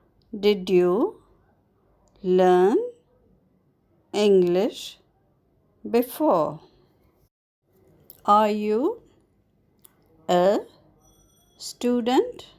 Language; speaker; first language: English; non-native, fluent; Arabic